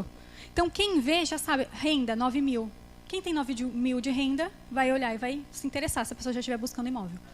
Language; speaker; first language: Portuguese; native; Portuguese